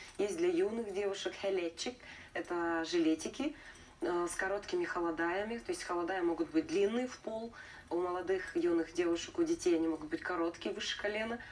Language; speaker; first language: Russian; native; Russian